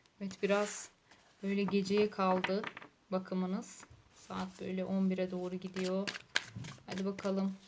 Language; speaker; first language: Turkish; native; Turkish